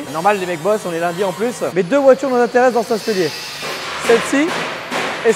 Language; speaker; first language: French; native; French